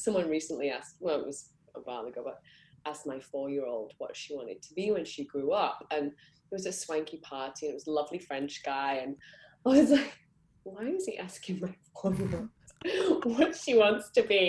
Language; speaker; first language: English; native; English